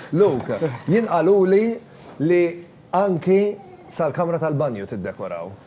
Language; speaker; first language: Maltese; native; Maltese